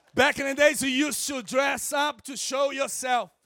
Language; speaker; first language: English; non-native, fluent; Portuguese